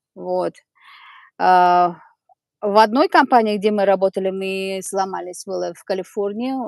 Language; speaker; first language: Russian; non-native, local second language; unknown